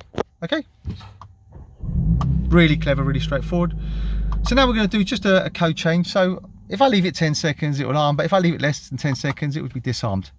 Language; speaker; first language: English; native; English